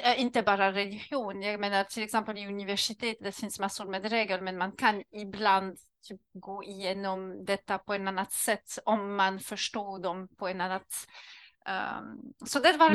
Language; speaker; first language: Swedish; non-native, learner; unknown